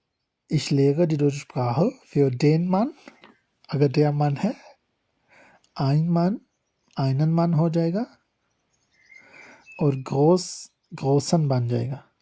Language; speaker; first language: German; non-native, learner; Urdu